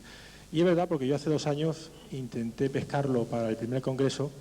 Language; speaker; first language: Spanish; native; Spanish